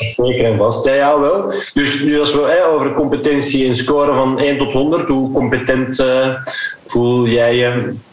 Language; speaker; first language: Dutch; native; Dutch